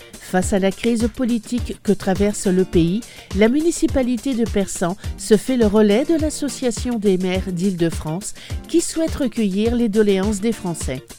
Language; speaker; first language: French; native; French